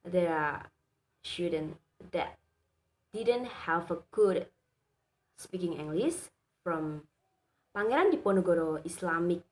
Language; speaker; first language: English; non-native, learner; Indonesian